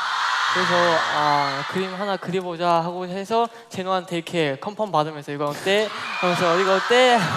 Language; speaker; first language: Korean; non-native, fluent; Chinese